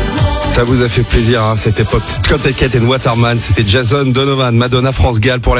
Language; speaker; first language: French; native; French